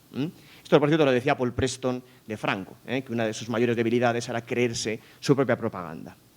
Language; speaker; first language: Spanish; native; Spanish